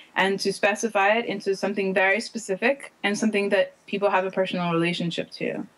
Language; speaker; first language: English; native; English